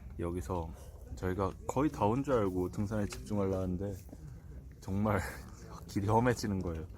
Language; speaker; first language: Korean; native; Korean